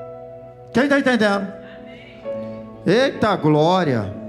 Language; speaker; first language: Portuguese; native; Portuguese